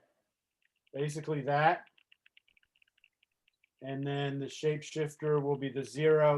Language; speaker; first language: English; native; English